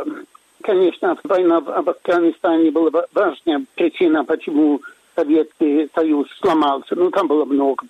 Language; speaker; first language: Russian; non-native, fluent; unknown